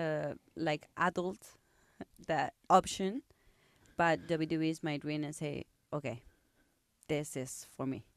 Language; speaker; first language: English; non-native, learner; Spanish